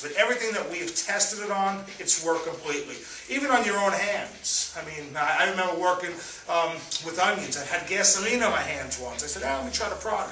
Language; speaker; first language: English; native; English